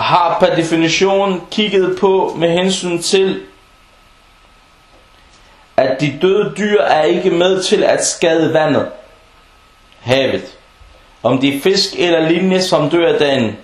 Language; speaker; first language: Danish; non-native, local second language; Arabic